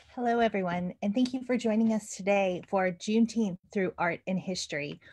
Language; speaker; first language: English; native; English